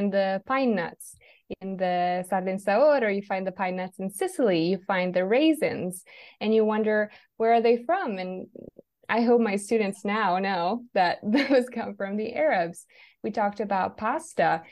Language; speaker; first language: English; non-native, fluent; Italian